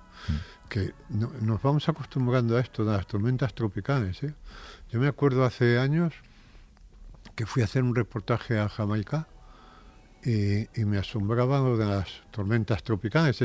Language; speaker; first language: Spanish; native; Spanish